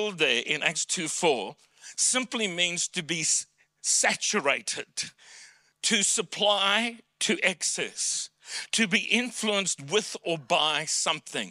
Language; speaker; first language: English; native; English